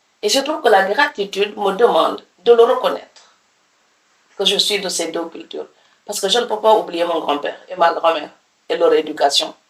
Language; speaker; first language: French; non-native, local second language; Serer